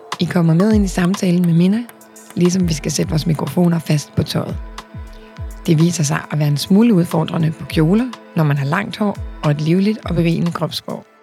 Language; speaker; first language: Danish; native; Danish